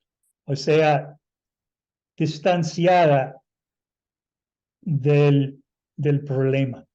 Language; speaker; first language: Spanish; non-native, fluent; English